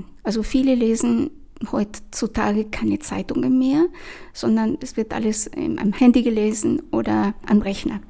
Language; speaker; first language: German; non-native, fluent; Spanish